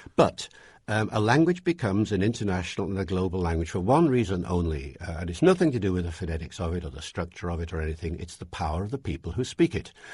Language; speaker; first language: English; native; English